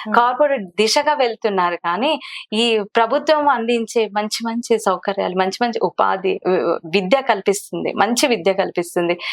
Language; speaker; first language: Telugu; non-native, local second language; Kannada